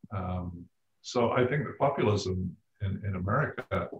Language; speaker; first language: English; native; English